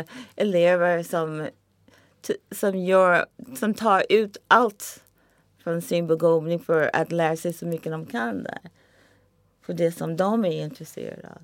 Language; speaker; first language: Swedish; non-native, fluent; English